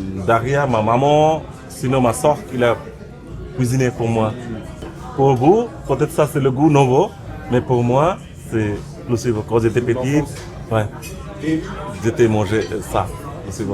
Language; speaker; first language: French; non-native, learner; Bangla